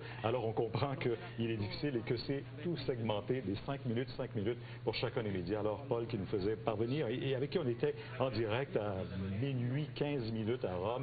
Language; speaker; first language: French; native; French